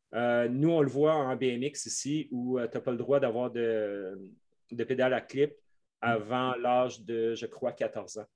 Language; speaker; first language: French; native; French